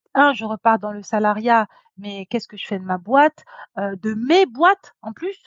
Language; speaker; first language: French; native; French